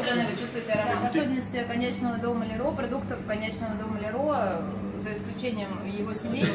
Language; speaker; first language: Russian; native; Russian